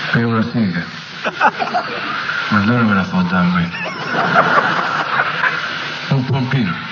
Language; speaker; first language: Italian; native; Italian